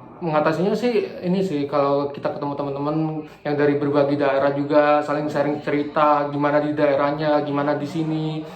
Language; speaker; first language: Indonesian; native; Indonesian